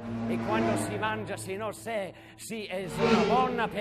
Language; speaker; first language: Italian; non-native, learner; English